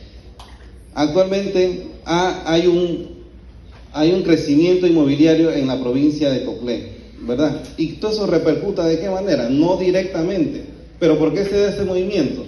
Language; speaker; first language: Spanish; native; Spanish